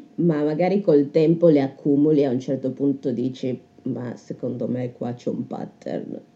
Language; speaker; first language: Italian; native; Italian